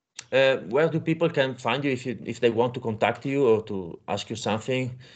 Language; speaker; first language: English; non-native, fluent; Italian